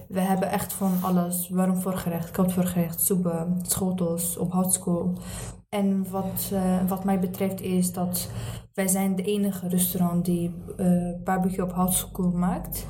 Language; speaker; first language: Dutch; early bilingual, other home language; Arabic